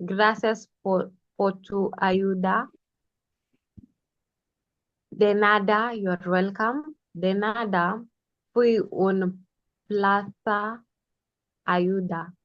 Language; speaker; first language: Spanish; non-native, learner; Swahili